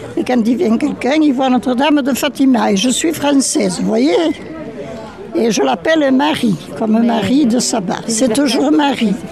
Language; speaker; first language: French; native; French